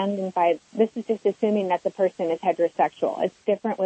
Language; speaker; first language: English; native; English